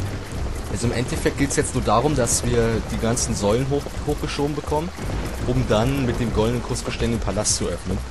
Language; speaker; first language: German; native; German